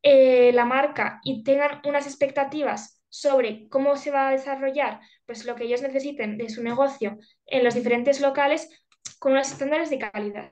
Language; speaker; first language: Spanish; native; Spanish